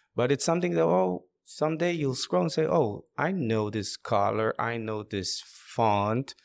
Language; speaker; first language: English; non-native, fluent; Hebrew